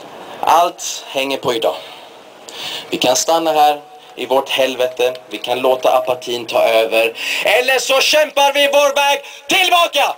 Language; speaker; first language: Swedish; early bilingual, other home language; Persian